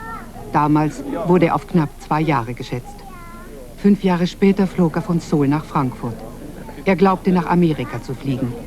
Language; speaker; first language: German; native; German